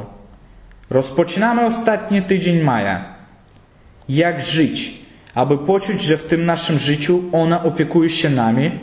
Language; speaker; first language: Polish; native; Polish